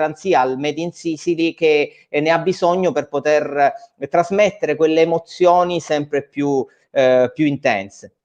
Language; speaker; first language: Italian; native; Italian